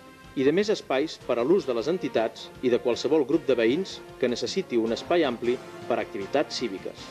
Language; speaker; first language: Catalan; native; Catalan